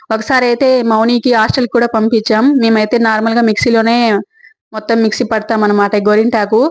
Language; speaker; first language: Telugu; native; Telugu